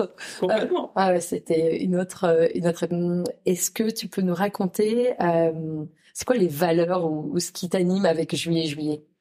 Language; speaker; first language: French; native; French